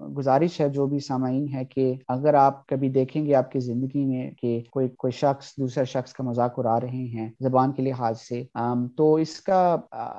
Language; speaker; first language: Urdu; early bilingual, heritage; Urdu